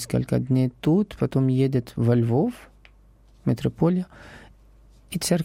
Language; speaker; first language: Russian; non-native, learner; Arabic